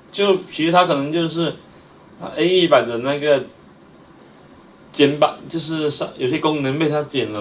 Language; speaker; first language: Chinese; native; Chinese